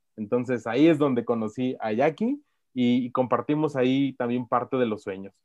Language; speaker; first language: Spanish; native; Spanish